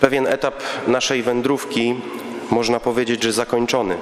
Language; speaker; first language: Polish; native; Polish